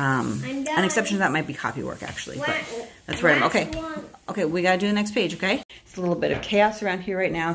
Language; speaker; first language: English; native; English